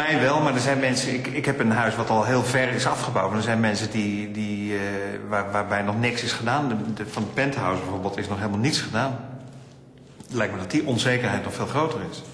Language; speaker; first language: Dutch; native; Dutch